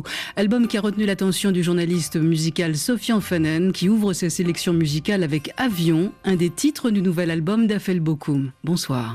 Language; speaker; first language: French; native; French